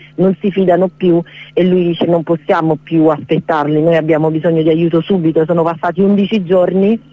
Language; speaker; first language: Italian; native; Italian